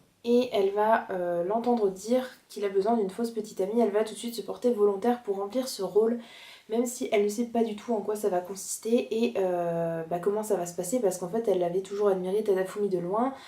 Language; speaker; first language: French; native; French